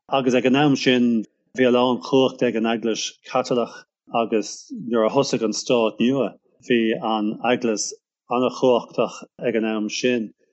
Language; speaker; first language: Irish; non-native, local second language; English